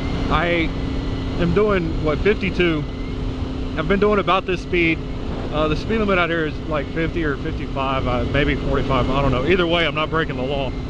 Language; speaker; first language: English; native; English